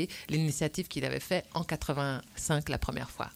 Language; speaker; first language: French; native; French